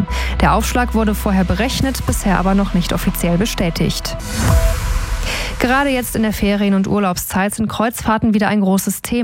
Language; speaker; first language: German; native; German